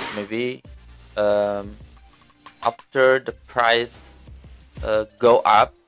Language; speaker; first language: English; non-native, learner; Indonesian